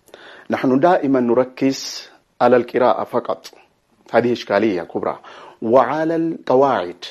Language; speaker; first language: Arabic; non-native, fluent; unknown